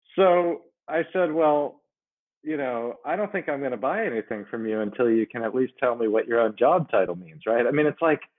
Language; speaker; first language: English; native; English